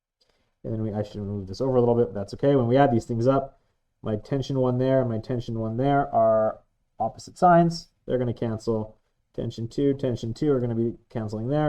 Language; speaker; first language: English; native; English